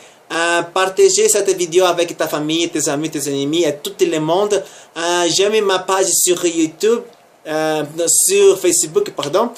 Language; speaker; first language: French; non-native, learner; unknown